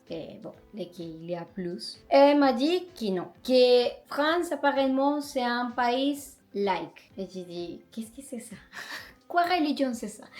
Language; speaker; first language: French; non-native, learner; Spanish